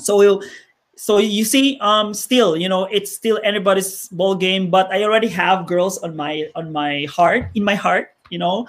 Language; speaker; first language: English; non-native, local second language; Hiligaynon